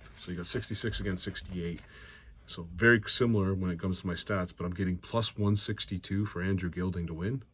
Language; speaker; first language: English; native; English